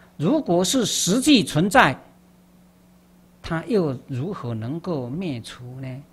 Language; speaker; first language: Chinese; native; Chinese